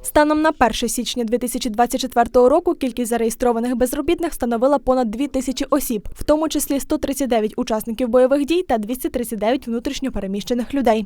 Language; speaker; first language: Ukrainian; native; Ukrainian